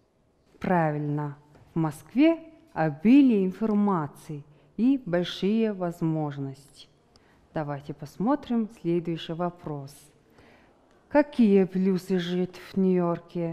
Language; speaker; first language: Russian; non-native, fluent; Mongolian